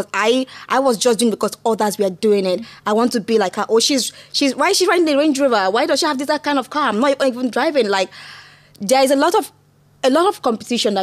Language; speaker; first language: English; non-native, local second language; Igbo